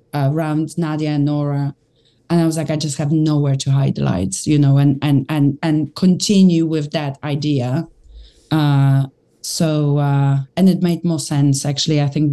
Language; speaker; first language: English; native; English